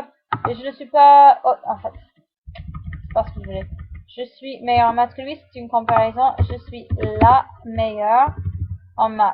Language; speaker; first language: French; non-native, fluent; English